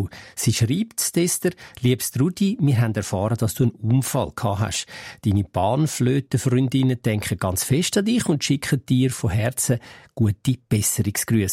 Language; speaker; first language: German; native; German